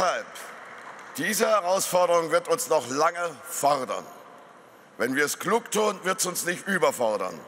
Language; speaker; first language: German; native; German